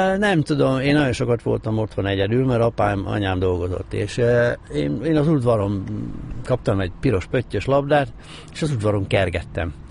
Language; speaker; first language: Hungarian; native; Hungarian